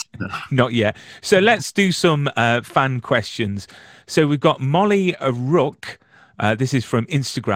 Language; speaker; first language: English; native; English